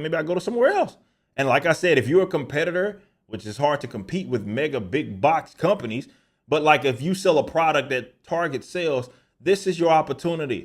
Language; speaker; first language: English; native; English